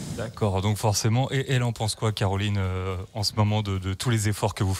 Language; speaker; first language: French; native; French